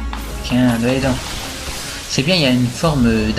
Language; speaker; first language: French; native; French